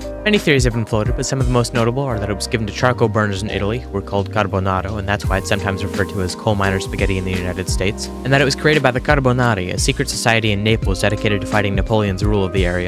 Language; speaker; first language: English; native; English